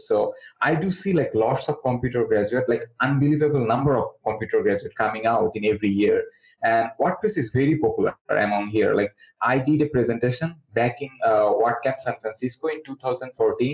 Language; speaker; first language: English; non-native, local second language; Bangla